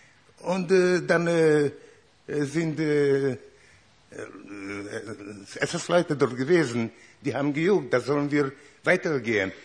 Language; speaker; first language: German; non-native, learner; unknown